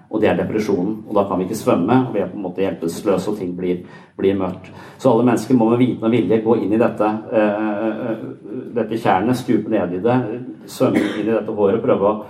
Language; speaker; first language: Norwegian; native; Norwegian